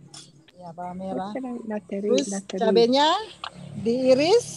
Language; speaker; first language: Indonesian; native; Indonesian